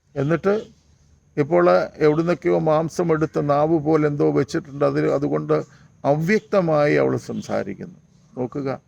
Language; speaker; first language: Malayalam; native; Malayalam